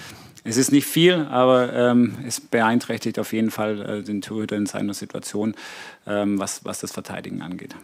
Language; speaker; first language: German; native; German